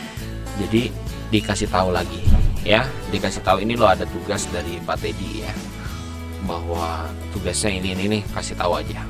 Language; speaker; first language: Indonesian; native; Indonesian